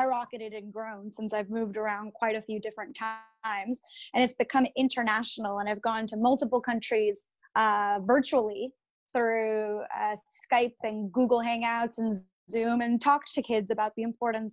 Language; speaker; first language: English; early bilingual, other home language; Spanish